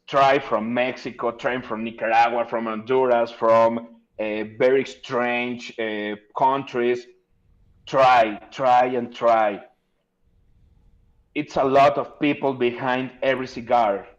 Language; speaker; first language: English; non-native, learner; Spanish